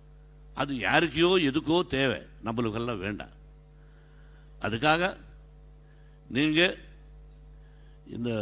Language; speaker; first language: Tamil; non-native, learner; Telugu